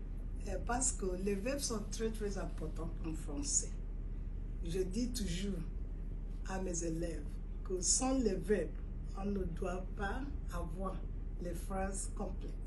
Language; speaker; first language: French; non-native, fluent; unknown